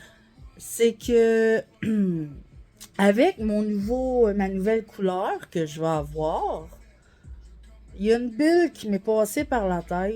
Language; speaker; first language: French; native; French